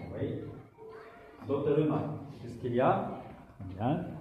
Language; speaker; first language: French; non-native, local second language; Kabyle